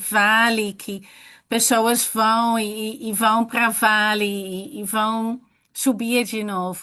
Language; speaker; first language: Portuguese; non-native, fluent; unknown